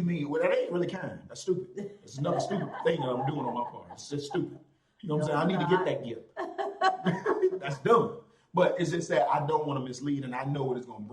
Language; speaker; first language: English; native; English